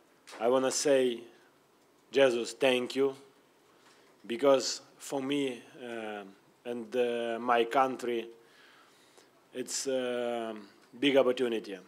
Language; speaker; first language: English; non-native, learner; Russian